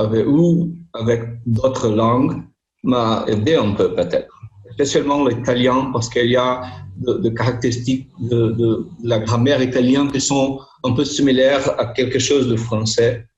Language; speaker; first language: French; non-native, learner; Portuguese